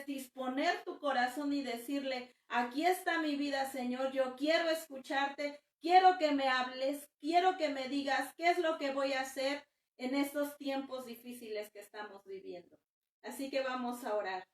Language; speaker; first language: Spanish; native; Spanish